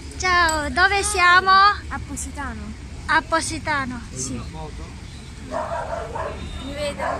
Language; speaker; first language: Italian; non-native, learner; Thai